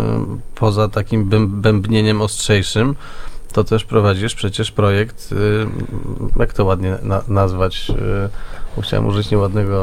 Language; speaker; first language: Polish; native; Polish